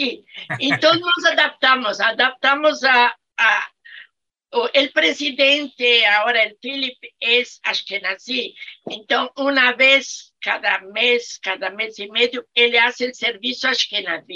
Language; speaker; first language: Spanish; non-native, fluent; Portuguese